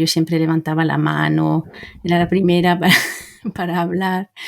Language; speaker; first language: Spanish; non-native, fluent; French